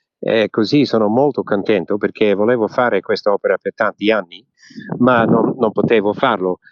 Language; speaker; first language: Italian; early bilingual, heritage; English